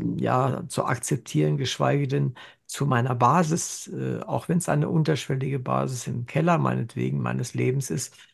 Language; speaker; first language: German; native; German